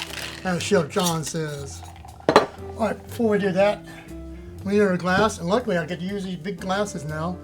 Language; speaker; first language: English; native; English